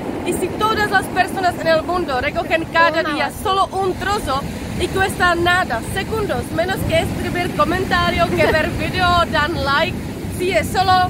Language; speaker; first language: Spanish; non-native, learner; Czech